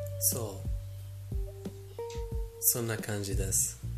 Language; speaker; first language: Japanese; non-native, fluent; Persian